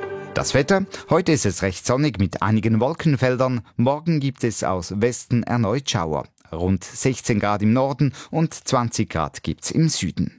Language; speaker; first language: German; native; German